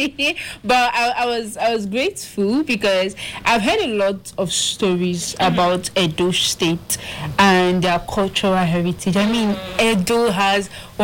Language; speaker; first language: English; non-native, local second language; Igbo